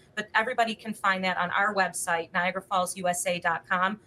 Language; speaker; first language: English; native; English